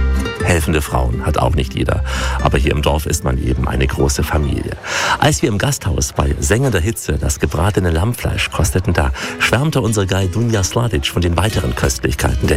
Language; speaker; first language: German; native; German